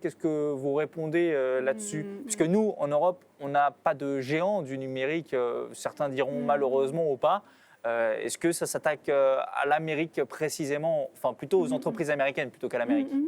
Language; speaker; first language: French; native; French